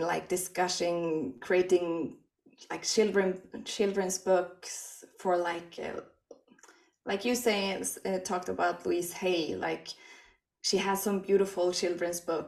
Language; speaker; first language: English; non-native, fluent; Swedish